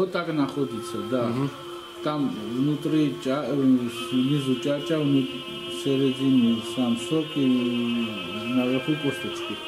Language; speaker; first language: Russian; non-native, fluent; Georgian